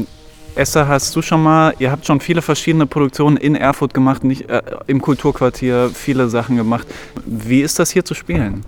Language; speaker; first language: German; native; German